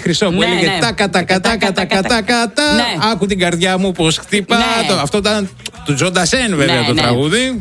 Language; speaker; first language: Greek; native; Greek